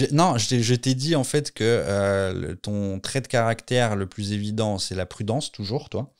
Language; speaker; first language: French; native; French